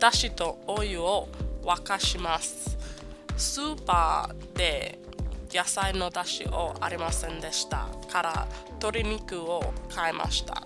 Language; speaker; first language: Japanese; non-native, learner; English